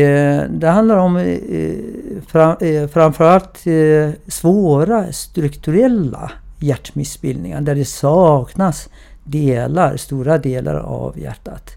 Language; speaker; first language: Swedish; non-native, fluent; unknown